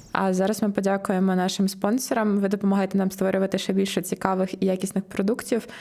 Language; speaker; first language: Ukrainian; native; Ukrainian